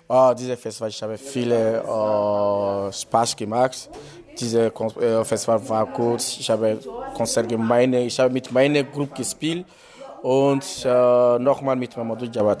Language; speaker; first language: German; non-native, learner; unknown